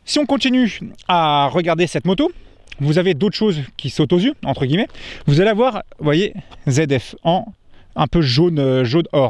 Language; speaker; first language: French; native; French